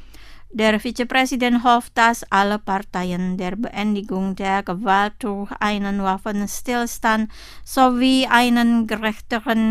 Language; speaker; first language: German; non-native, fluent; Indonesian